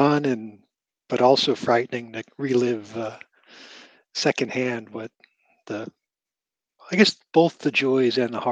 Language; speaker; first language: English; native; English